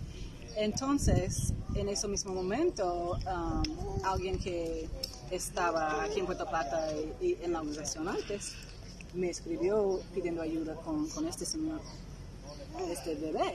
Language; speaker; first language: Spanish; non-native, fluent; English